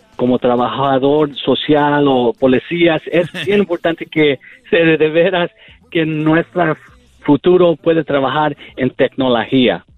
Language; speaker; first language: Spanish; early bilingual, heritage; Spanish